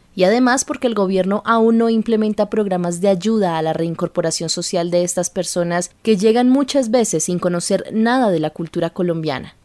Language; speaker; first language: Spanish; native; Spanish